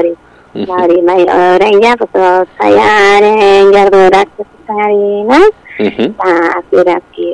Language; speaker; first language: Basque; non-native, local second language; Spanish